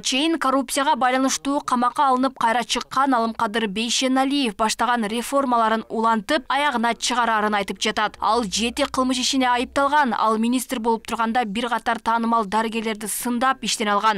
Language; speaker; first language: Kyrgyz; native; Kyrgyz